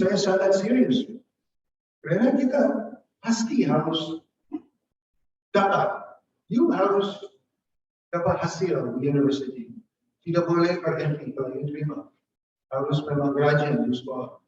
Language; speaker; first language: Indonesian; non-native, fluent; English